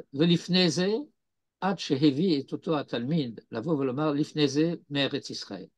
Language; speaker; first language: Hebrew; non-native, fluent; French